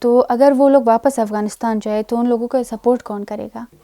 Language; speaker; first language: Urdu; non-native, fluent; Persian